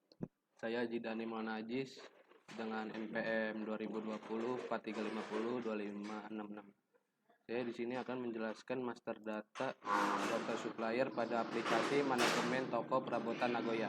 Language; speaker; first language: Indonesian; native; Indonesian